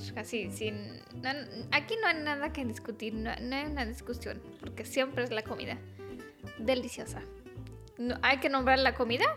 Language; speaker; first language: Spanish; non-native, fluent; Romanian